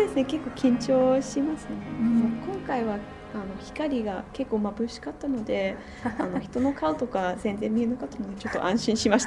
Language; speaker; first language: Japanese; non-native, fluent; English